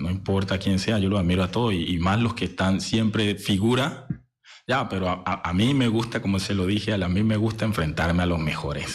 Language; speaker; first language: Spanish; native; Spanish